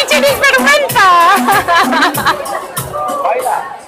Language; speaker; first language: Spanish; non-native, learner; English